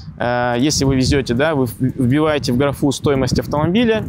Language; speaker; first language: Russian; native; Russian